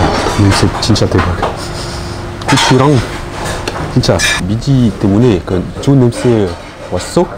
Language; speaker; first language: Korean; non-native, learner; French